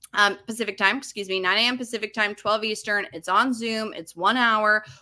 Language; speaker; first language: English; native; English